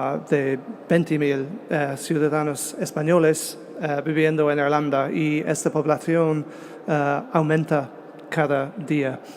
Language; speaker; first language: Spanish; non-native, fluent; English